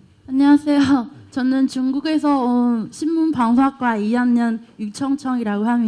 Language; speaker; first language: Korean; non-native, learner; Chinese